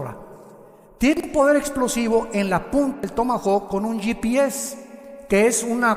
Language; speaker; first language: Spanish; native; Spanish